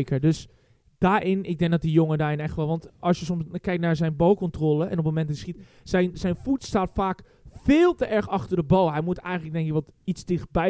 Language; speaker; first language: Dutch; native; Dutch